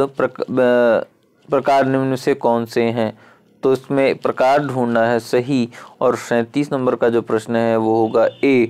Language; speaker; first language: Hindi; native; Hindi